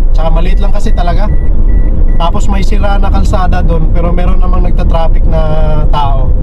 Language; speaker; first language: Filipino; native; Filipino